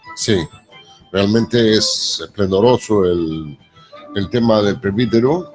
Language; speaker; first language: Spanish; native; Spanish